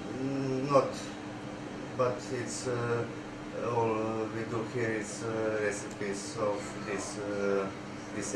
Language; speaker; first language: English; non-native, learner; Croatian